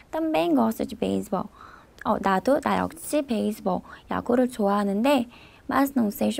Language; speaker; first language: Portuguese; non-native, fluent; Korean